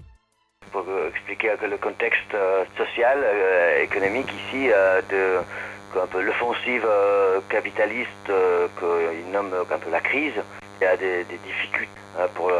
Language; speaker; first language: French; non-native, learner; Spanish